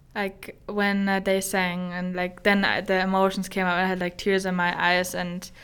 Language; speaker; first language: English; non-native, fluent; German